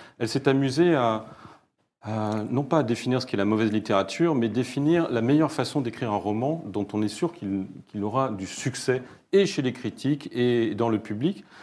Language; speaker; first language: French; native; French